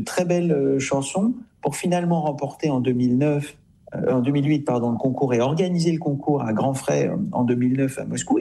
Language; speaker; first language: French; native; French